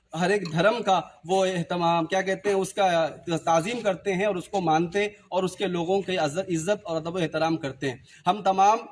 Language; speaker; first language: Urdu; native; Urdu